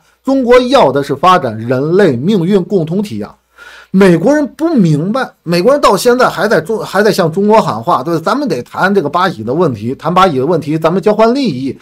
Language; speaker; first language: Chinese; native; Chinese